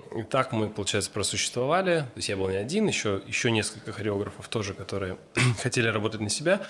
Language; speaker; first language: Russian; native; Russian